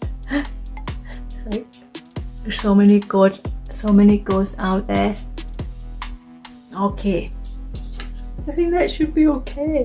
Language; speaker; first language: English; non-native, learner; Thai